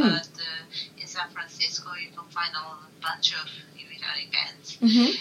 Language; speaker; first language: English; non-native, learner; Japanese